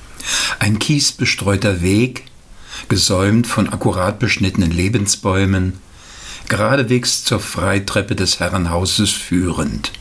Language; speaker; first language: German; native; German